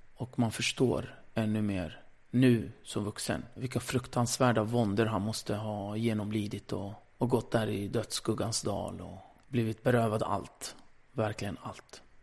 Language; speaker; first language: Swedish; early bilingual, other home language; Kurdish